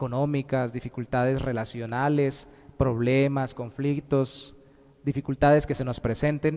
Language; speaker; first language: Spanish; native; Spanish